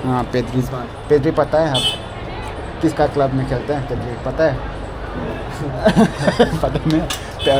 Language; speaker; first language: Hindi; non-native, local second language; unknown